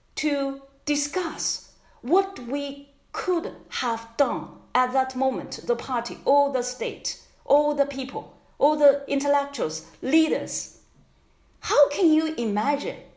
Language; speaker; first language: English; non-native, fluent; Chinese